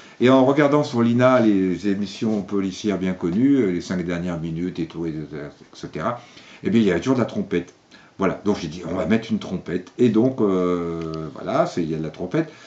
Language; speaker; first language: French; native; French